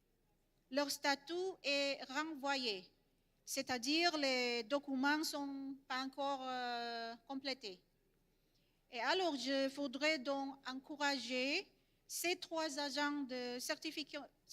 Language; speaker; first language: French; non-native, fluent; Indonesian